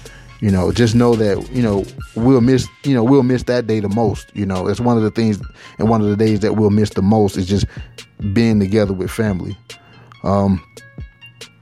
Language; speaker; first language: English; native; English